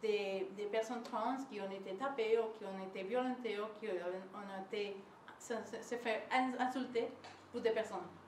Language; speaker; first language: French; non-native, learner; Spanish